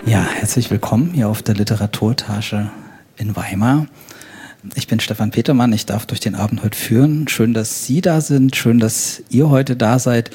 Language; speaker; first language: German; native; German